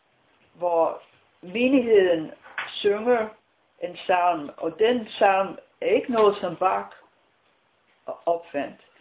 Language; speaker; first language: Danish; non-native, fluent; English